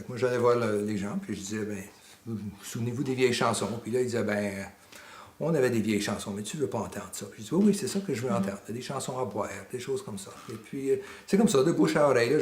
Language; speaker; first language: French; native; French